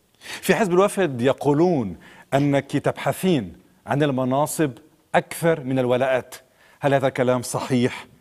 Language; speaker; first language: Arabic; native; Arabic